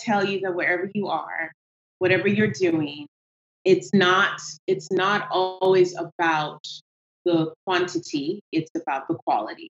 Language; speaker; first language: English; non-native, local second language; Yoruba